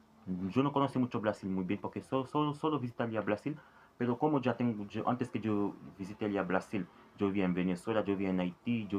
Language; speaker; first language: Spanish; non-native, learner; Haitian Creole